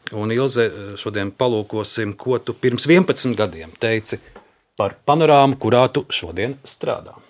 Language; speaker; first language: Latvian; native; Latvian